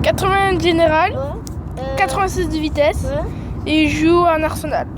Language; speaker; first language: French; native; French